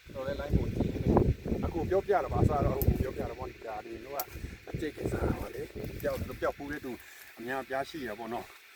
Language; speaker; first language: Burmese; non-native, local second language; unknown